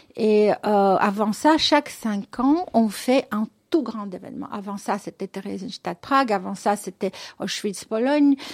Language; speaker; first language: French; non-native, fluent; Russian